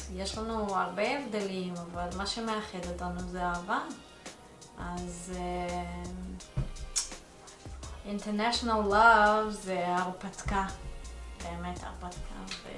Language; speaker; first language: Hebrew; early bilingual, other home language; Russian